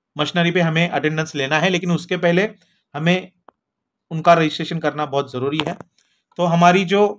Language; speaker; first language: Hindi; non-native, local second language; Marathi